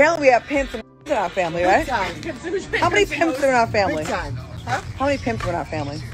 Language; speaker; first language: English; native; English